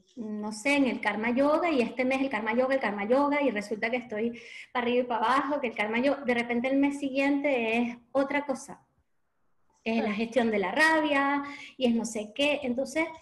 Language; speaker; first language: Spanish; native; Spanish